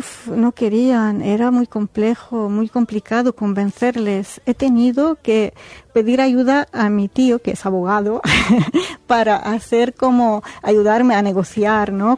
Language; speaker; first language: Spanish; non-native, fluent; Arabic